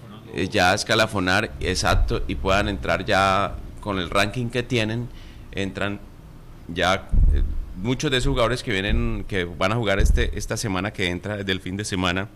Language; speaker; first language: Spanish; native; Spanish